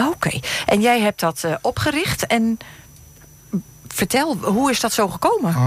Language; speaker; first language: Dutch; native; Dutch